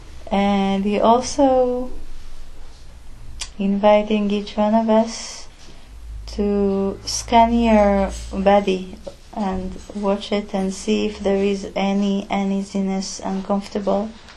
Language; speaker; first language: English; non-native, fluent; Hebrew